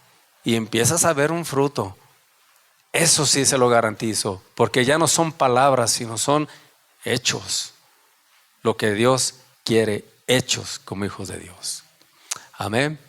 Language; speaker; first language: Spanish; native; Spanish